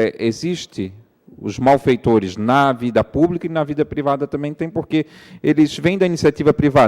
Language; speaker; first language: Portuguese; native; Portuguese